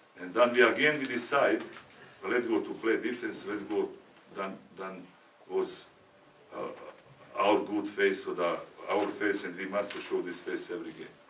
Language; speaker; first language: English; non-native, learner; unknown